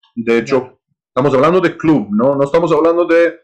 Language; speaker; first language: Spanish; non-native, fluent; Serbian